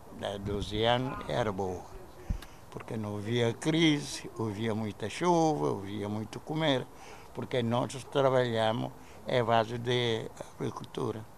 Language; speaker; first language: Portuguese; non-native, local second language; Kabuverdianu